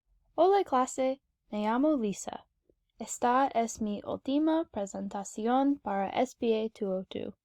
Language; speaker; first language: Spanish; non-native, learner; English